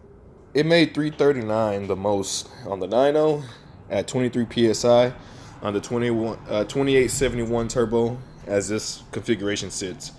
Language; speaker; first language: English; native; English